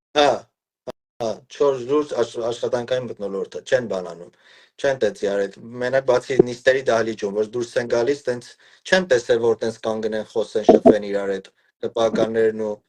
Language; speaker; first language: Armenian; early bilingual, heritage; Armenian